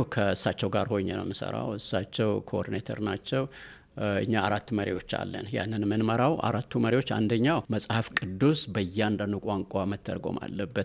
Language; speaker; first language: Amharic; non-native, local second language; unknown